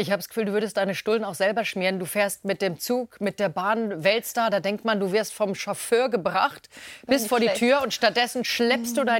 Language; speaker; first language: German; native; German